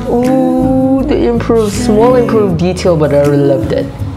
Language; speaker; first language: English; non-native, fluent; Indonesian